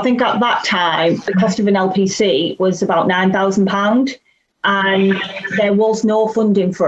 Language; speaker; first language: English; native; English